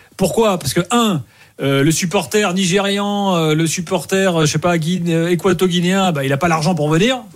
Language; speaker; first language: French; native; French